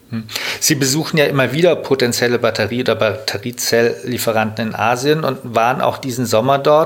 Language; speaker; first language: German; native; German